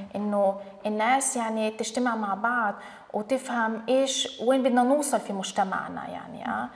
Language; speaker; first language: Arabic; early bilingual, heritage; Arabic